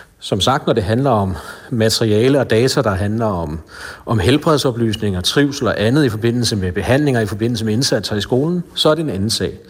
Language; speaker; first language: Danish; native; Danish